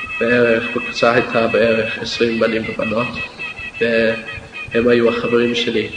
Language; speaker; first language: Hebrew; non-native, fluent; English